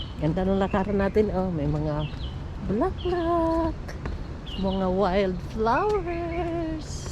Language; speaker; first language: Filipino; non-native, local second language; Cebuano